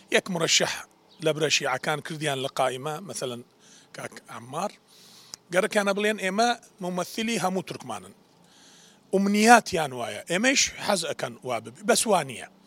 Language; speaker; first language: Central Kurdish; non-native, local second language; Turkish